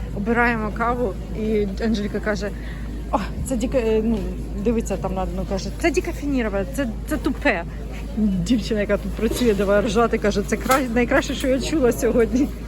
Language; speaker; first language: Ukrainian; native; Ukrainian